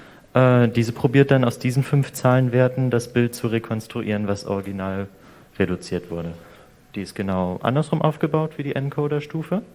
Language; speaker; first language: German; native; German